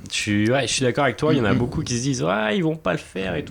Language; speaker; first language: French; native; French